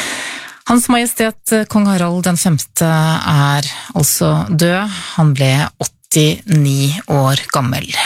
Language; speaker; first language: Norwegian; native; Norwegian